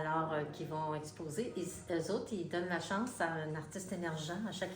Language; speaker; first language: French; native; French